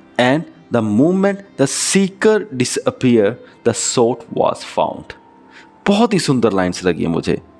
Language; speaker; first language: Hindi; non-native, local second language; Punjabi